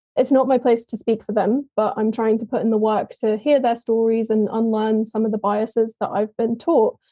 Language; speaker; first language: English; native; English